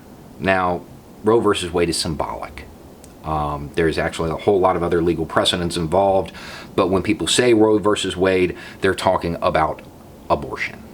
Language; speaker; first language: English; native; English